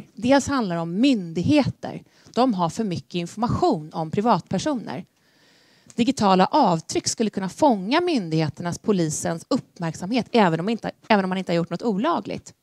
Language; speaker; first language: Swedish; native; Swedish